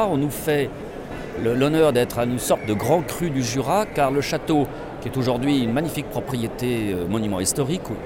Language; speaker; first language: French; native; French